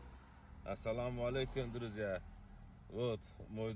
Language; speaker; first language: Russian; non-native, learner; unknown